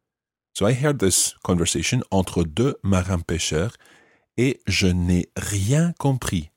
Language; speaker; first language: French; non-native, fluent; English